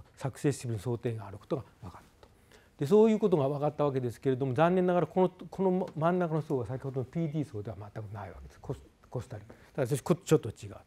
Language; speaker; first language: Japanese; native; Japanese